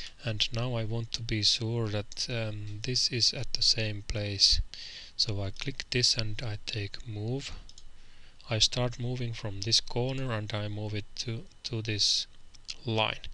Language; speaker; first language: English; non-native, fluent; Finnish